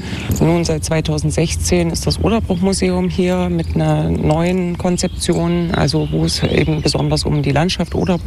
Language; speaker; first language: German; native; German